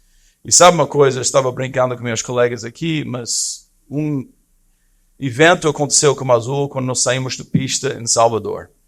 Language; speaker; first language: Portuguese; non-native, fluent; English